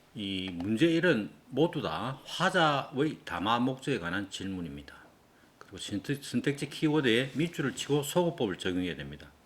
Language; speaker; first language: Korean; native; Korean